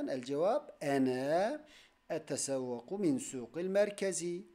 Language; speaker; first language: Arabic; non-native, fluent; Turkish